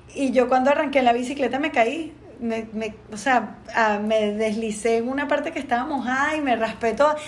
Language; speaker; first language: Spanish; native; Spanish